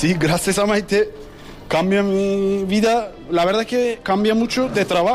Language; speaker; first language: Spanish; non-native, learner; Turkish